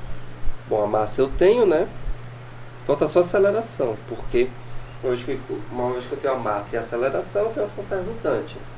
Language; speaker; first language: Portuguese; native; Portuguese